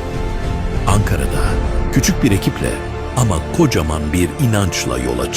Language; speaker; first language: Turkish; native; Turkish